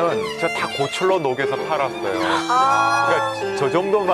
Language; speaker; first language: Korean; native; Korean